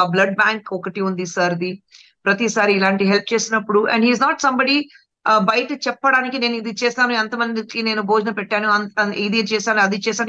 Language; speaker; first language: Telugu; non-native, fluent; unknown